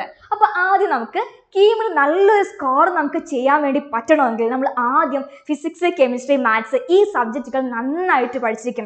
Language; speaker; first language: Malayalam; native; Malayalam